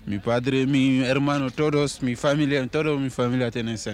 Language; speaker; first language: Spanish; non-native, learner; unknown